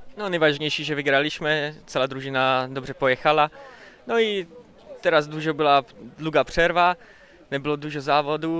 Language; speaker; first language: Polish; non-native, learner; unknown